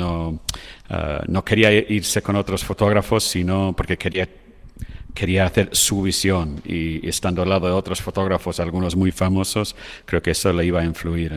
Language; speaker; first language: Spanish; non-native, fluent; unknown